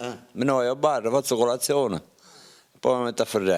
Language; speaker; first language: Italian; native; Italian